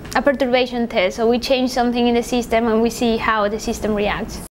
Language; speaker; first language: English; non-native, fluent; Spanish